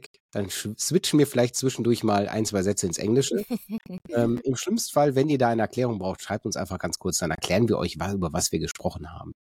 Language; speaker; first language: German; native; German